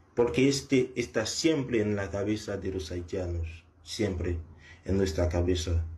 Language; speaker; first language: Spanish; non-native, learner; Haitian Creole